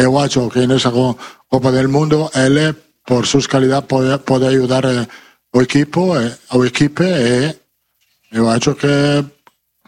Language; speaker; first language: Portuguese; non-native, fluent; Italian